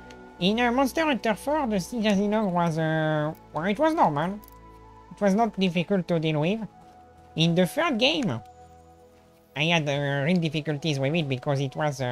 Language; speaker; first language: English; non-native, fluent; French